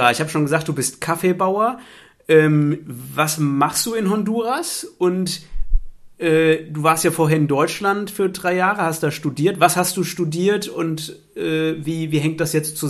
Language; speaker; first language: German; native; German